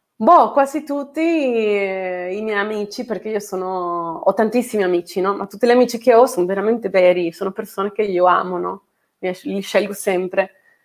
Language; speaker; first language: Italian; non-native, fluent; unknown